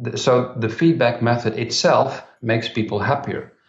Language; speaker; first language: English; non-native, fluent; Dutch